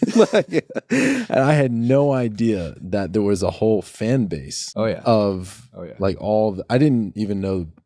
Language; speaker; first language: English; native; English